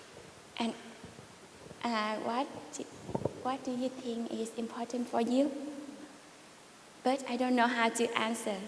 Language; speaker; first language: English; non-native, learner; Vietnamese